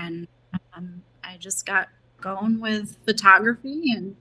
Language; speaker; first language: English; native; English